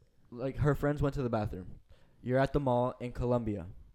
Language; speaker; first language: English; early bilingual, other home language; Spanish